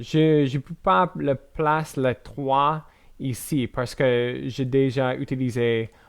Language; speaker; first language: French; non-native, learner; English